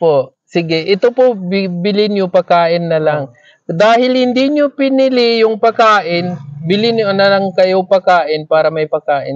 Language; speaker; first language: Filipino; non-native, learner; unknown